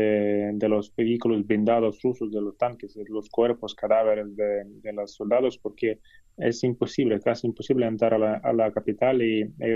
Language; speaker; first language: Spanish; non-native, fluent; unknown